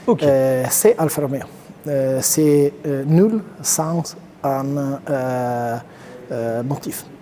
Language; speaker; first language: French; non-native, learner; Italian